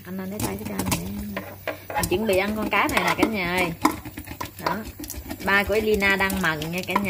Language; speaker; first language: Vietnamese; native; Vietnamese